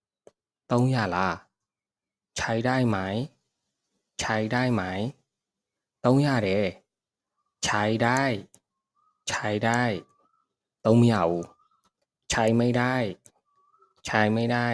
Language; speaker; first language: Thai; non-native, fluent; Burmese